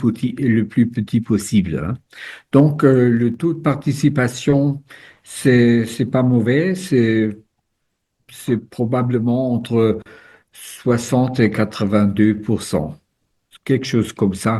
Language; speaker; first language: French; non-native, fluent; German